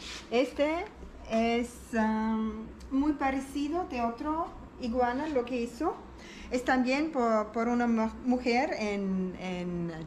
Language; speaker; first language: Spanish; non-native, learner; German